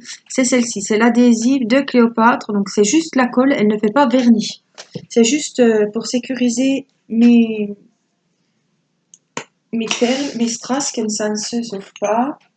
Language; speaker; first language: French; native; French